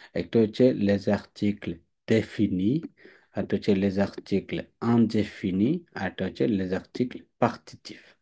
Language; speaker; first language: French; non-native, fluent; Bangla